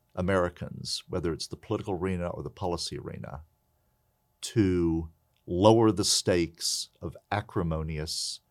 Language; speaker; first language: English; native; English